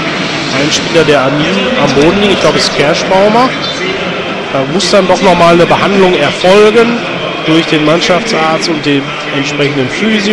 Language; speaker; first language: German; native; German